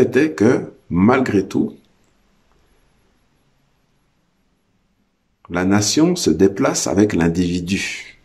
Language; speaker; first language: French; native; French